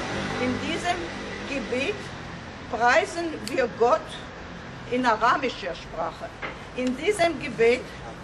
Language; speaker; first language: German; non-native, fluent; Hebrew